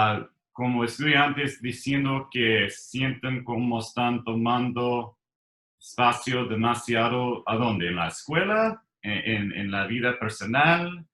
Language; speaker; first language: Spanish; non-native, learner; English